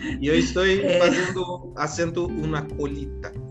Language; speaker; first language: Spanish; non-native, learner; Portuguese